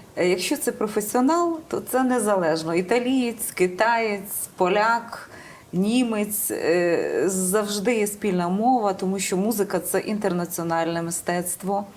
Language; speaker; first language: Ukrainian; native; Ukrainian